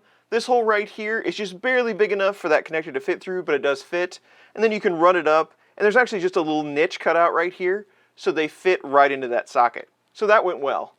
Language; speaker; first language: English; native; English